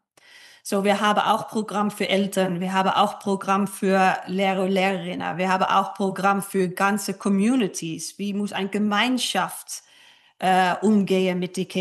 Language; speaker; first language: German; non-native, fluent; Dutch